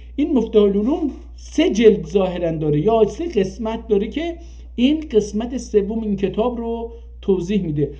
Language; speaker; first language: Persian; non-native, local second language; Azerbaijani